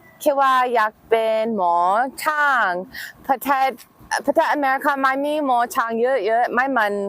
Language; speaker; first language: Thai; non-native, learner; English